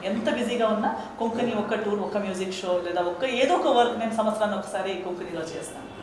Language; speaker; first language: Telugu; non-native, fluent; Konkani